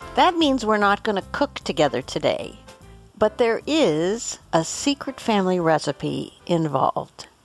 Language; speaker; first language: English; native; English